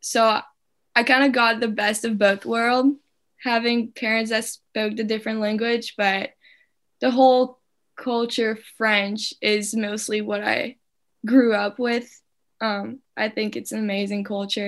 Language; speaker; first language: English; non-native, fluent; French